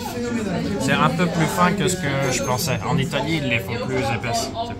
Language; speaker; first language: French; native; French